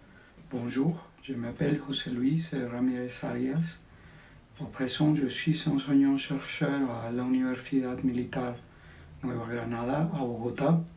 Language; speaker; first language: French; non-native, fluent; Spanish